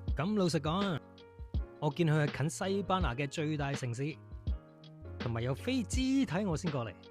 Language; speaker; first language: Cantonese; native; Cantonese